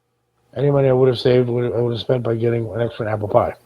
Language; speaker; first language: English; native; English